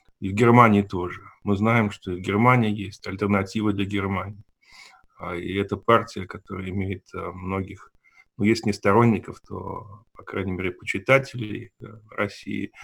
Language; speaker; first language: Russian; native; Russian